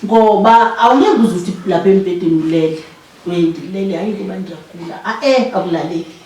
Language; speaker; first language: Zulu; non-native, local second language; Xhosa